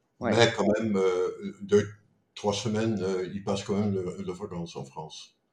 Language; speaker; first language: French; non-native, fluent; Dutch